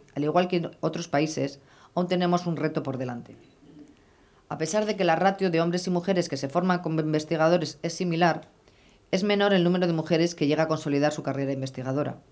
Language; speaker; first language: Spanish; native; Spanish